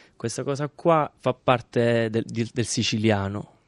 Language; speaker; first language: Italian; native; Italian